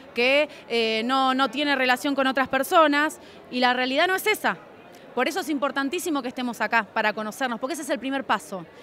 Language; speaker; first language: Spanish; native; Spanish